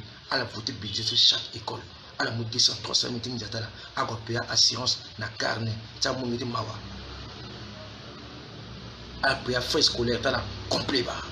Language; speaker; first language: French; non-native, local second language; Sango